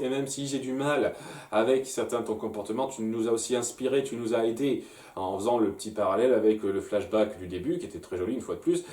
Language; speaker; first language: French; native; French